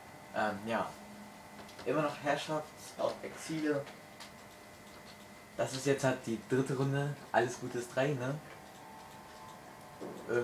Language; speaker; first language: German; native; German